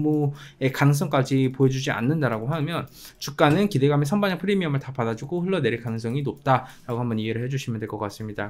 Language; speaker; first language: Korean; native; Korean